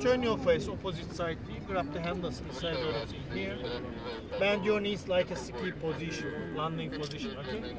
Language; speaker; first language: English; non-native, learner; Turkish